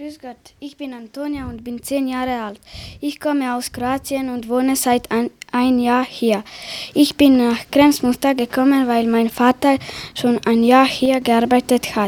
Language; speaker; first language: German; early bilingual, other home language; Croatian